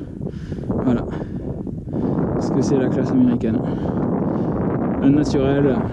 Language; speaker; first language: French; native; French